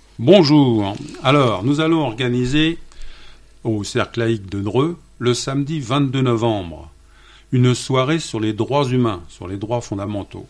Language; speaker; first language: French; native; French